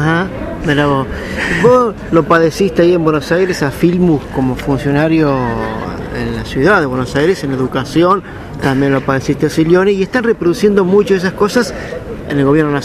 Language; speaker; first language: Spanish; native; Spanish